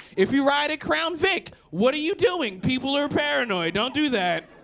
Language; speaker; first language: English; native; English